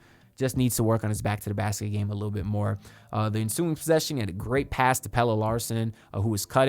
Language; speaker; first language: English; native; English